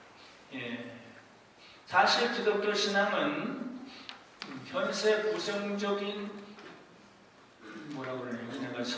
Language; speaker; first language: Korean; native; Korean